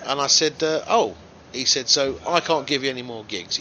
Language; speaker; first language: English; native; English